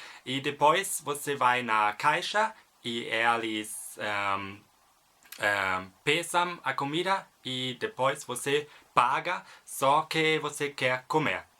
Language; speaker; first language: Portuguese; non-native, fluent; German